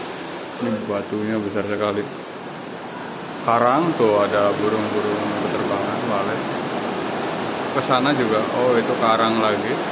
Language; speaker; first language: Indonesian; native; Indonesian